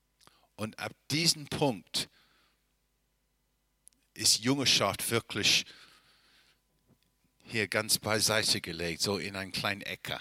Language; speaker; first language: German; non-native, fluent; English